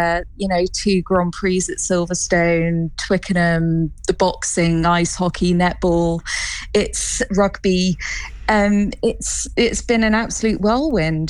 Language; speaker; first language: English; native; English